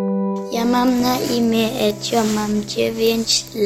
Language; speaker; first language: Polish; early bilingual, heritage; Polish